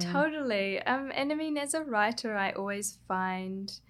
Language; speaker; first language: English; native; English